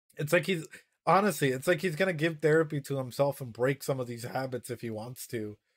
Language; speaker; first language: English; early bilingual, other home language; Spanish